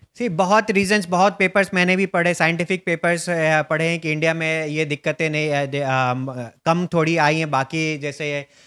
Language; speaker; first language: Hindi; native; Hindi